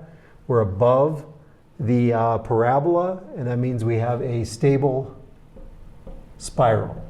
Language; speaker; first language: English; native; English